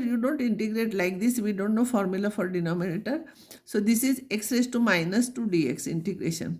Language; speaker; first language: English; non-native, local second language; Marathi